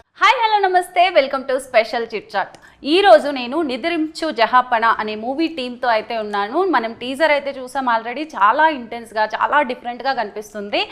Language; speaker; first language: Telugu; native; Telugu